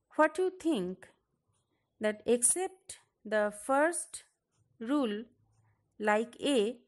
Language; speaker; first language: English; non-native, local second language; Bangla